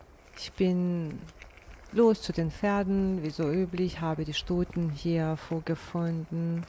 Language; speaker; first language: German; non-native, fluent; Bosnian